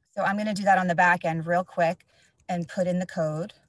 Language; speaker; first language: English; native; English